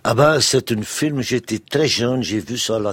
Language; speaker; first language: French; non-native, local second language; Dutch